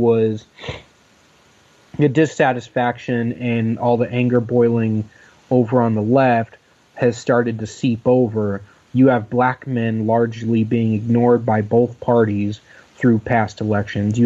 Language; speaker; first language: English; native; English